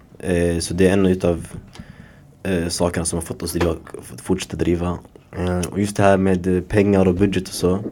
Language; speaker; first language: Swedish; early bilingual, other home language; Somali